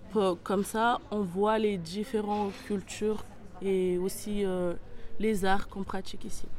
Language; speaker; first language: French; non-native, local second language; Comorian